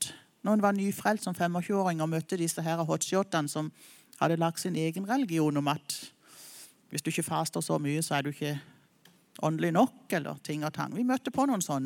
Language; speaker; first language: Norwegian; native; Norwegian